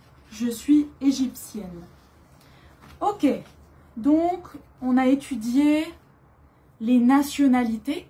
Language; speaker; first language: French; native; French